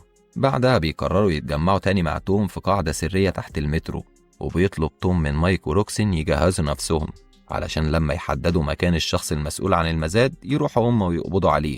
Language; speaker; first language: Arabic; native; Arabic